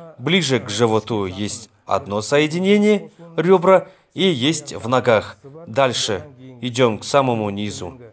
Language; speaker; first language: Russian; non-native, local second language; Kazakh